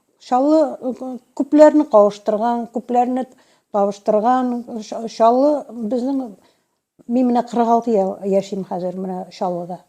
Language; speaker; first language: Tatar; native; Tatar